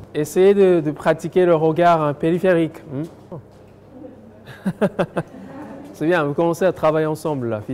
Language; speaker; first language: French; non-native, fluent; English